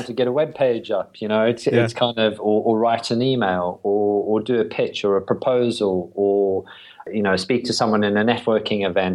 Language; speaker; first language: English; native; English